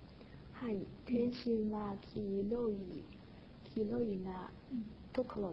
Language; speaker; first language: Japanese; non-native, learner; Chinese